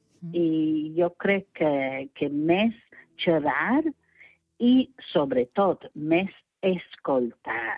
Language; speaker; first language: Catalan; non-native, fluent; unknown